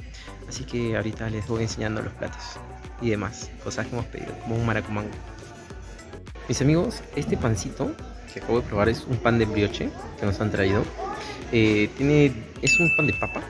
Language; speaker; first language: Spanish; native; Spanish